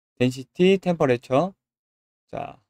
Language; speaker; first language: Korean; native; Korean